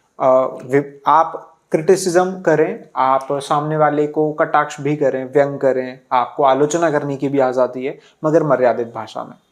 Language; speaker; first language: Hindi; native; Hindi